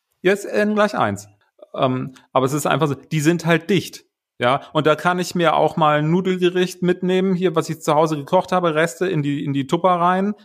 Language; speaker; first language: German; native; German